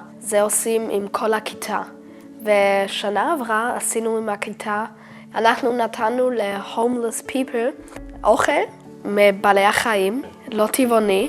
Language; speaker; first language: Hebrew; early bilingual, heritage; German